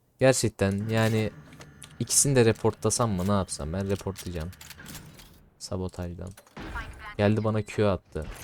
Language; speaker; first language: Turkish; native; Turkish